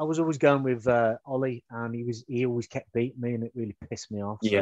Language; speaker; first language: English; native; English